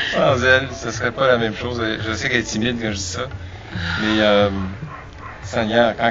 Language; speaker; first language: French; native; French